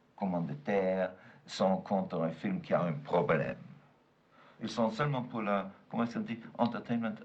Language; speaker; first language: French; non-native, fluent; German